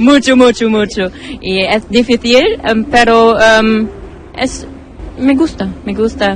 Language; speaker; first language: Spanish; non-native, learner; German